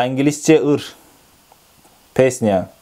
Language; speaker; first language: Russian; non-native, local second language; Kyrgyz